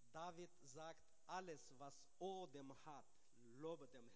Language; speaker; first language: German; non-native, learner; Russian